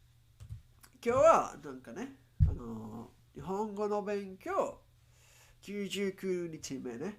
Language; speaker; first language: Japanese; non-native, learner; Spanish